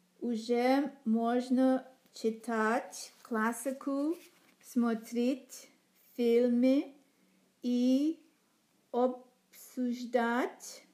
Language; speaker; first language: Russian; non-native, learner; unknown